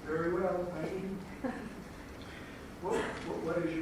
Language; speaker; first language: English; native; English